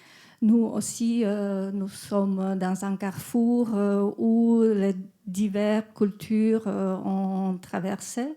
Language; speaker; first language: French; non-native, fluent; Czech